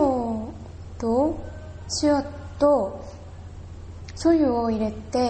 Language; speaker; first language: Japanese; non-native, learner; Korean